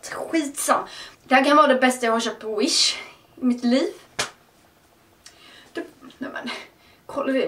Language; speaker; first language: Swedish; native; Swedish